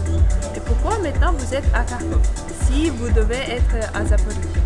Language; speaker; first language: French; non-native, fluent; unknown